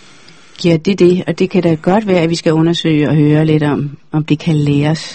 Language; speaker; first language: Danish; native; Danish